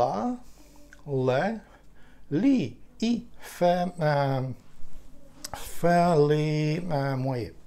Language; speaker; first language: French; non-native, learner; Ukrainian